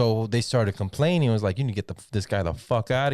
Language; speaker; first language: English; native; English